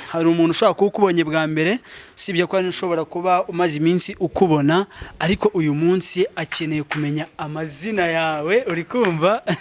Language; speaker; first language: Kinyarwanda; native; Kinyarwanda